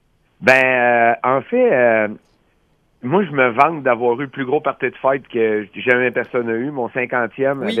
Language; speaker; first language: French; native; French